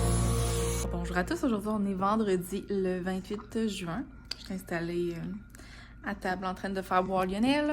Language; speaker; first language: French; native; French